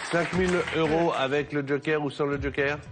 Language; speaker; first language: French; native; French